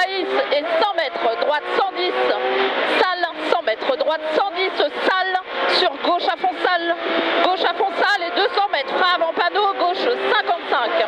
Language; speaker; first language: French; native; French